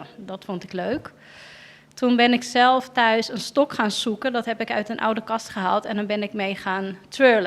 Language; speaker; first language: Dutch; native; Dutch